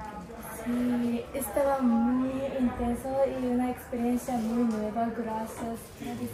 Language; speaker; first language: Spanish; non-native, learner; Japanese